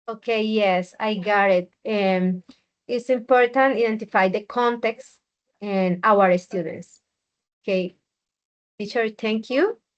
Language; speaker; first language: English; non-native, learner; Spanish